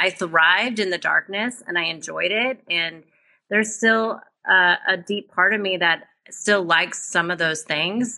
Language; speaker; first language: English; native; English